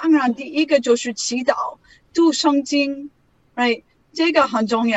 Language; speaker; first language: Chinese; non-native, learner; English